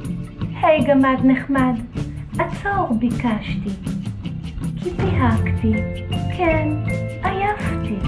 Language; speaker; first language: Hebrew; native; Hebrew